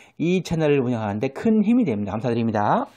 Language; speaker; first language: Korean; native; Korean